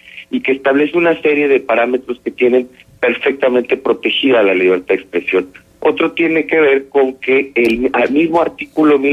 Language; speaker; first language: Spanish; native; Spanish